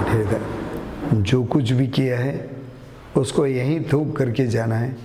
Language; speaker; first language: Hindi; non-native, local second language; Kannada